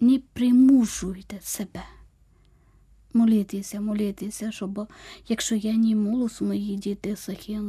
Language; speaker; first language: Ukrainian; non-native, learner; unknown